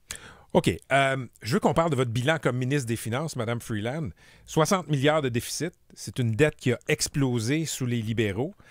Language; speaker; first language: French; native; French